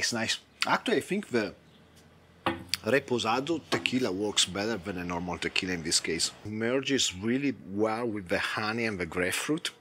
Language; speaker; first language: English; non-native, fluent; Italian